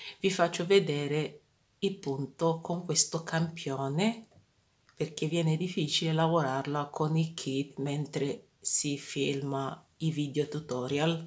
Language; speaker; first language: Italian; non-native, fluent; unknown